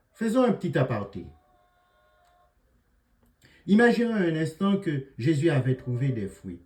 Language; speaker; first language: French; native; French